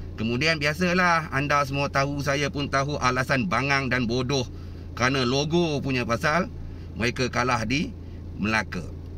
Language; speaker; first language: Malay; native; Malay